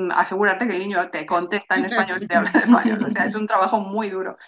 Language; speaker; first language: Spanish; native; Spanish